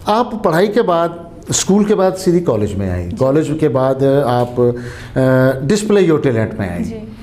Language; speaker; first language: Hindi; native; Hindi